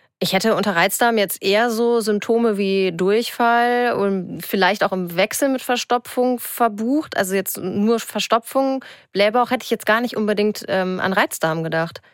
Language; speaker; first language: German; native; German